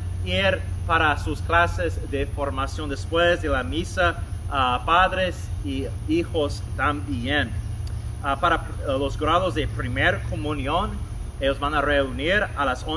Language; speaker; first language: Spanish; non-native, fluent; English